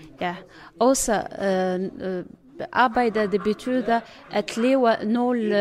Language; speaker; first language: Norwegian; non-native, learner; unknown